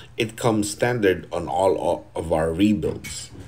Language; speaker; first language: English; non-native, fluent; Portuguese